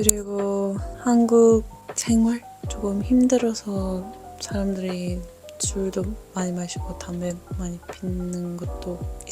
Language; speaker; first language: Korean; non-native, fluent; Dutch